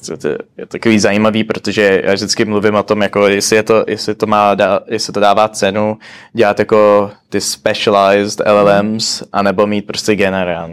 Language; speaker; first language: Czech; early bilingual, heritage; Czech